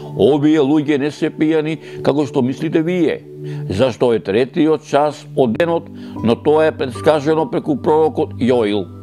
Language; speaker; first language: Macedonian; native; Macedonian